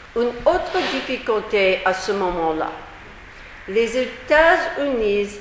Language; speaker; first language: French; non-native, fluent; English